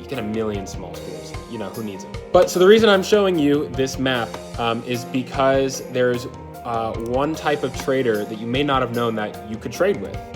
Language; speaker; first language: English; native; English